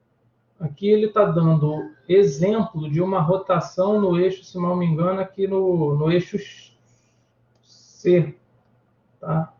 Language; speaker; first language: Portuguese; native; Portuguese